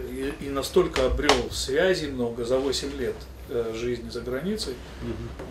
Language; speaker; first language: Russian; native; Russian